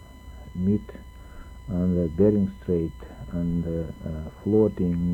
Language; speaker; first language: English; non-native, learner; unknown